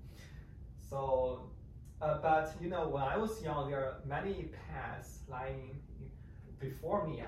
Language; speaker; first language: English; non-native, fluent; Chinese